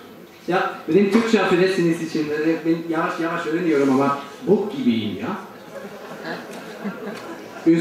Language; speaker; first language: Turkish; non-native, learner; Georgian